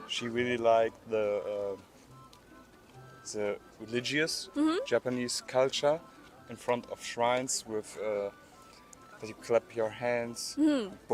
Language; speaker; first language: English; non-native, learner; German